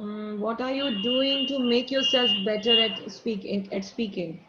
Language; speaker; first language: English; non-native, local second language; Hindi